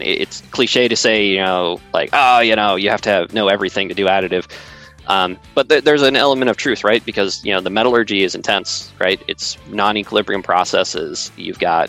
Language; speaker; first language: English; native; English